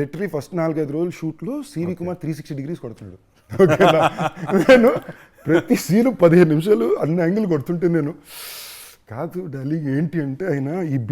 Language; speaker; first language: Telugu; native; Telugu